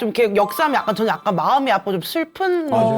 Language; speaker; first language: Korean; native; Korean